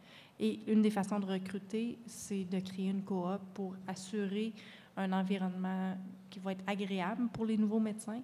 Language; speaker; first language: French; native; French